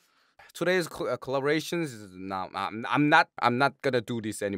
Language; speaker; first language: English; non-native, learner; Korean